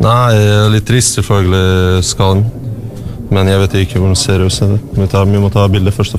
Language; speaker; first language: Norwegian; non-native, learner; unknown